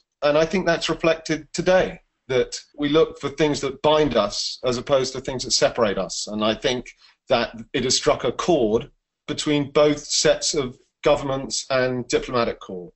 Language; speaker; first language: English; native; English